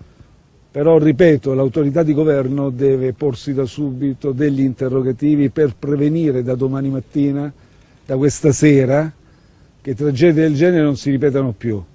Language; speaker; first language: Italian; native; Italian